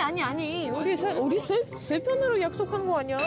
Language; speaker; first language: Korean; non-native, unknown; Russian